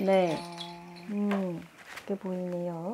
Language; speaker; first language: Korean; native; Korean